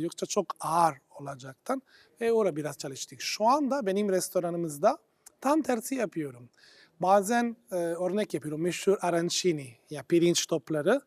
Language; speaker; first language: Turkish; non-native, fluent; Italian